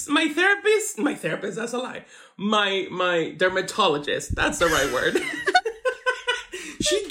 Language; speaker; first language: English; non-native, fluent; Spanish